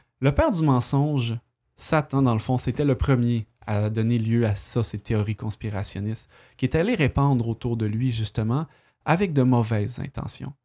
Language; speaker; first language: French; native; French